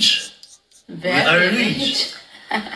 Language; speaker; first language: English; non-native, learner; Polish